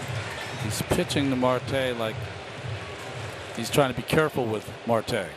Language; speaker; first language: English; native; English